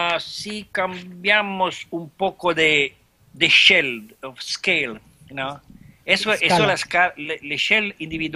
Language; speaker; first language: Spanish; non-native, fluent; French